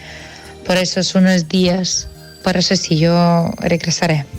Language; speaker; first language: Spanish; non-native, fluent; Ukrainian